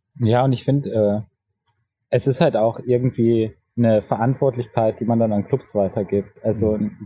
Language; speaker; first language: German; native; German